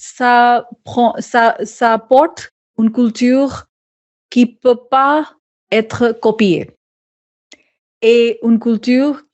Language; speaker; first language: French; non-native, fluent; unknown